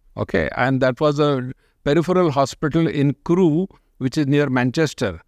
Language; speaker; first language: English; non-native, local second language; Marathi